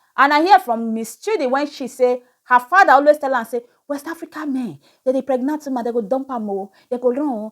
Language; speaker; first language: Nigerian Pidgin; native; Nigerian Pidgin